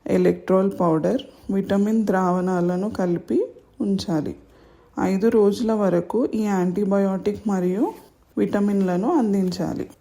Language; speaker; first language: Telugu; native; Telugu